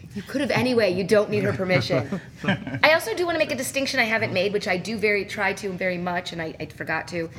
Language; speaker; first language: English; native; English